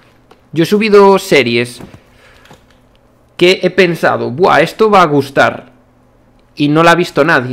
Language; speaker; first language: Spanish; native; Spanish